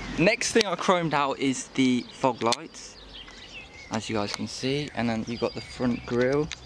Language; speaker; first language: English; native; English